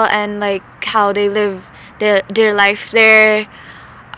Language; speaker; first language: English; non-native, local second language; Filipino